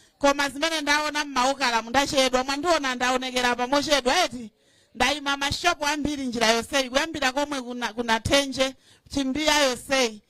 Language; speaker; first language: Nyanja; native; Nyanja